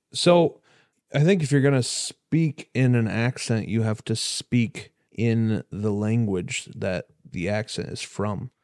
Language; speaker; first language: English; native; English